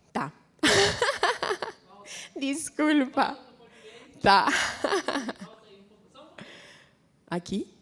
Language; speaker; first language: Portuguese; non-native, fluent; Spanish